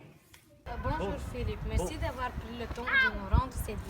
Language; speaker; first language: French; non-native, learner; Bulgarian